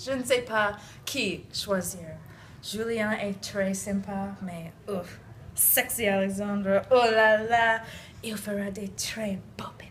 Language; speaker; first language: French; non-native, learner; English